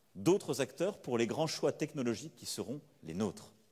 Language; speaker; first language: French; native; French